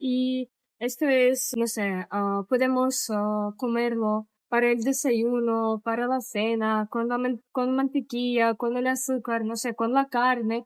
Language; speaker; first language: Spanish; non-native, fluent; Russian